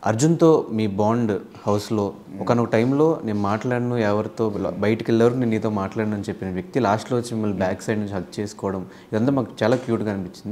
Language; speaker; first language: Telugu; native; Telugu